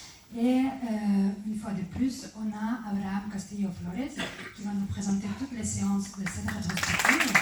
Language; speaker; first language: French; native; French